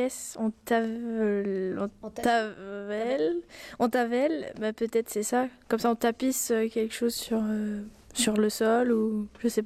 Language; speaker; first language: French; native; French